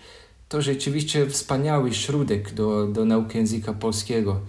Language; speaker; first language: Polish; non-native, learner; Croatian